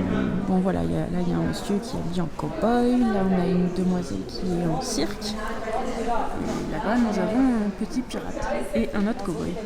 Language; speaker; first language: French; native; French